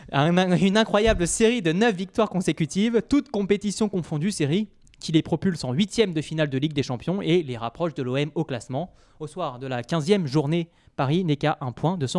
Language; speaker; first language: French; native; French